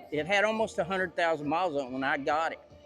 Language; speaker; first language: English; native; English